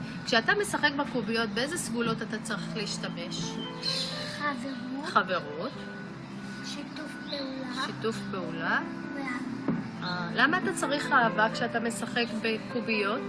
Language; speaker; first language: Hebrew; native; Hebrew